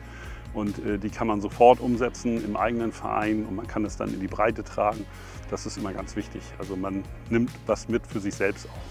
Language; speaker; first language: German; native; German